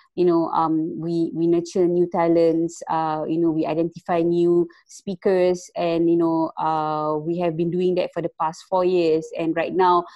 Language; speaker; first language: English; non-native, local second language; Malay